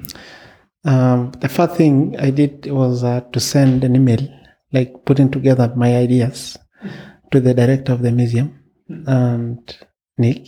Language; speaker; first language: English; non-native, local second language; Masai